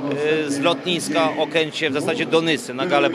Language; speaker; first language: Polish; native; Polish